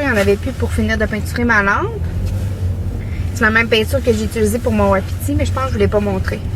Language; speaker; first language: French; native; French